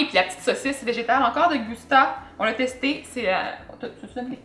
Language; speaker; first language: French; native; French